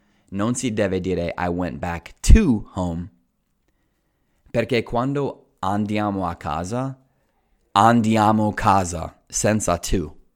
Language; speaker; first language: Italian; non-native, fluent; English